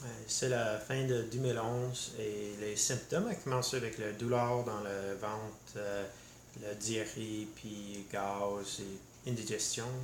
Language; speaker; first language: French; non-native, learner; English